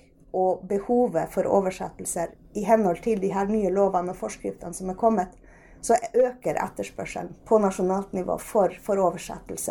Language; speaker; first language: Norwegian; native; Norwegian